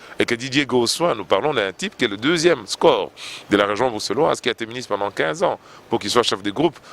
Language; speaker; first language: French; non-native, local second language; Luba-Lulua